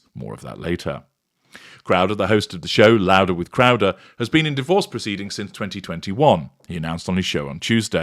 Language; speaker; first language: English; native; English